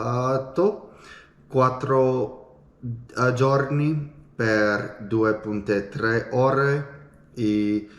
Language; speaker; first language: Italian; non-native, learner; English